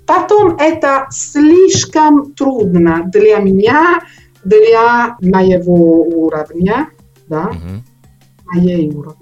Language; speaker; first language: Russian; non-native, learner; Italian